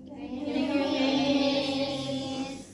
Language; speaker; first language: English; non-native, learner; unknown